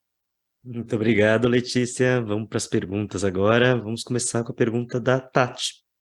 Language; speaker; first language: Portuguese; native; Portuguese